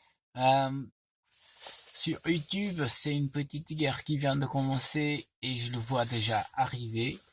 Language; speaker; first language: French; non-native, fluent; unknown